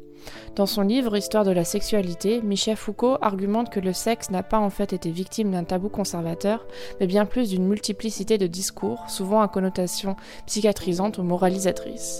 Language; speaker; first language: French; native; French